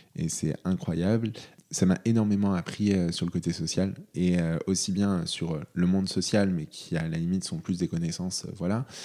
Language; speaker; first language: French; native; French